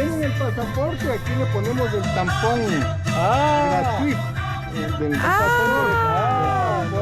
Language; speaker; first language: Spanish; native; Spanish